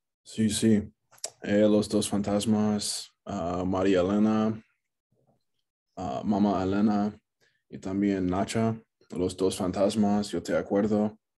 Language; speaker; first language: Spanish; non-native, learner; English